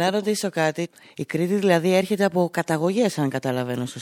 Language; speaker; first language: Greek; native; Greek